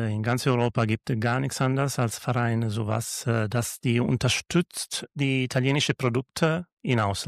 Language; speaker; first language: German; non-native, learner; Italian